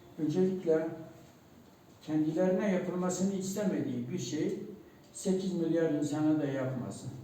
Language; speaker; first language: Turkish; non-native, local second language; Kurdish